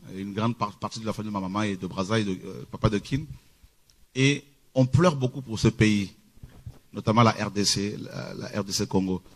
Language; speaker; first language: French; early bilingual, other home language; Lingala